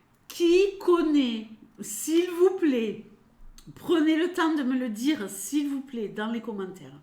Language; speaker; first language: French; native; French